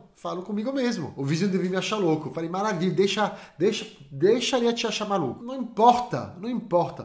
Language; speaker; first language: Portuguese; non-native, fluent; French